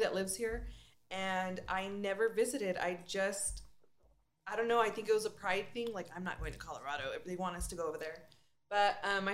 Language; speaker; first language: English; native; English